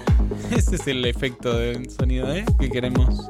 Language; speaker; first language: Spanish; native; Spanish